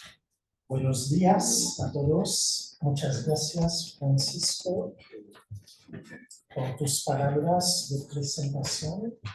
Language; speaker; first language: Spanish; non-native, fluent; Haitian Creole